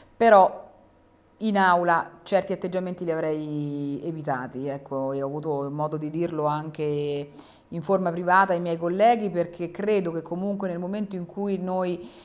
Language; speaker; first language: Italian; native; Italian